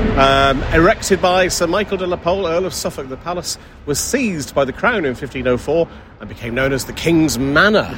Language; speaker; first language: English; native; English